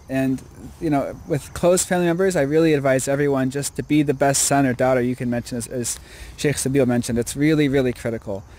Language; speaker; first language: English; native; English